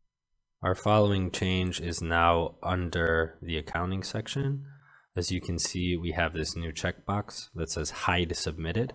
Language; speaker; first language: English; native; English